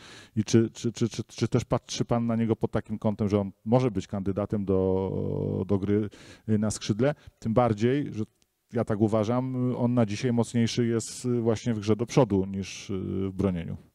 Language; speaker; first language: Polish; native; Polish